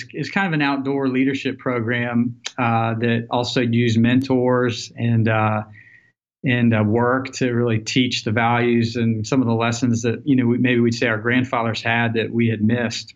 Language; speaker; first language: English; native; English